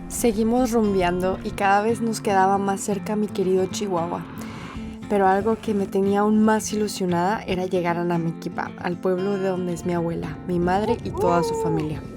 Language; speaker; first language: Spanish; native; Spanish